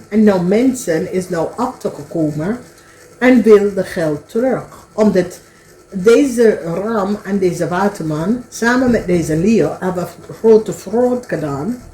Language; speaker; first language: Dutch; non-native, learner; English